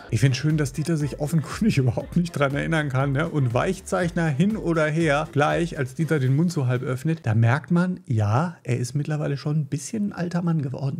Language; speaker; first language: German; native; German